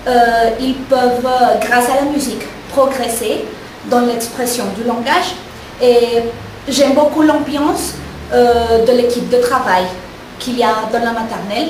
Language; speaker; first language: French; non-native, local second language; Spanish